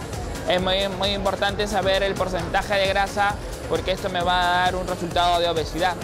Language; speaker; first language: Spanish; native; Spanish